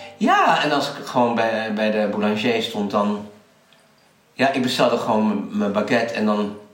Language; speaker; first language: Dutch; native; Dutch